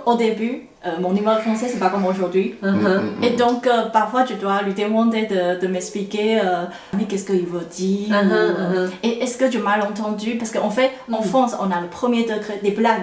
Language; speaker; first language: French; non-native, fluent; Chinese